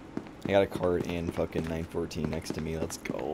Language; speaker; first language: English; native; English